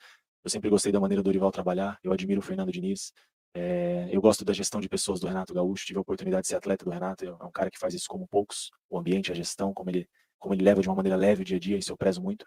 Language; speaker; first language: Portuguese; native; Portuguese